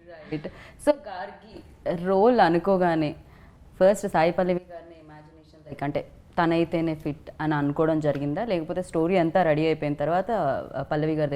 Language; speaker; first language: Telugu; native; Telugu